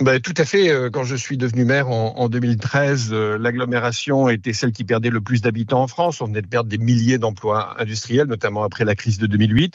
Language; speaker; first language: French; native; French